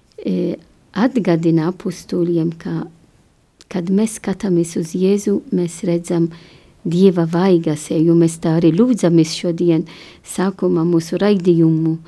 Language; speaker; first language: Latvian; non-native, learner; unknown